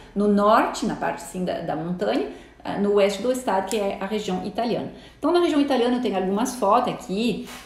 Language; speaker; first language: Portuguese; non-native, fluent; French